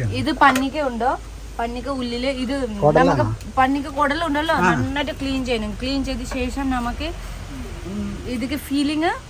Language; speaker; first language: Malayalam; non-native, learner; Nepali